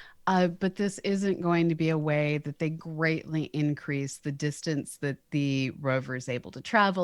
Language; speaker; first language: English; native; English